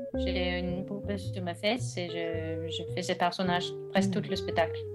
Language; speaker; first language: French; non-native, learner; Norwegian